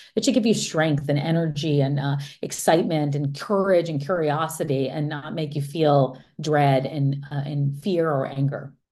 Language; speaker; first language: English; native; English